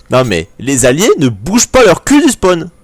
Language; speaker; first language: French; native; French